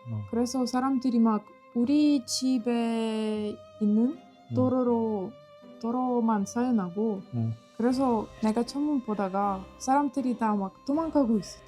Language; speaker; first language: Korean; non-native, fluent; Ukrainian